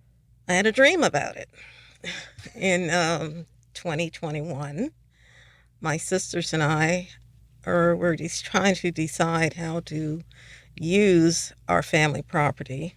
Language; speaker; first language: English; native; English